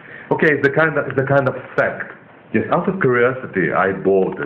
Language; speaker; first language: English; non-native, learner; Greek